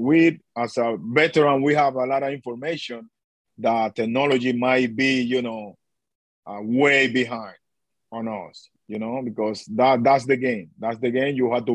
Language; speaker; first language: English; non-native, learner; Spanish